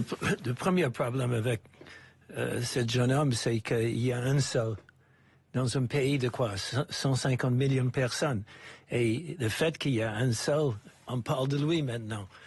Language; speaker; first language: French; non-native, fluent; English